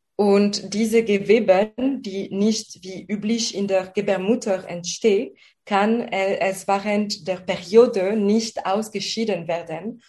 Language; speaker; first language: German; non-native, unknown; French